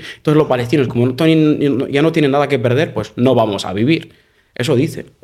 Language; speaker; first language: Spanish; non-native, fluent; Arabic